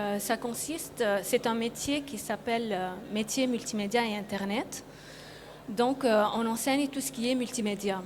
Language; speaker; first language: French; non-native, local second language; Arabic